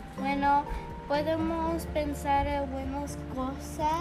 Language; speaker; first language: Spanish; early bilingual, heritage; English